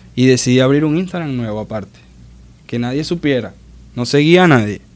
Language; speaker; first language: Spanish; native; Spanish